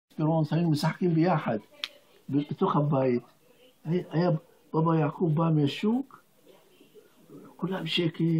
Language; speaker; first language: Hebrew; non-native, fluent; Arabic